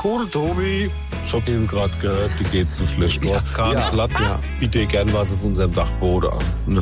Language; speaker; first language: German; native; German